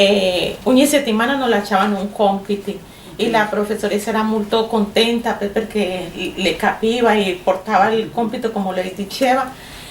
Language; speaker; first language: Italian; non-native, learner; Spanish